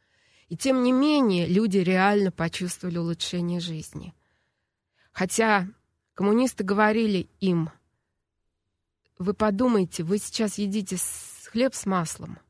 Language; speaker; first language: Russian; native; Russian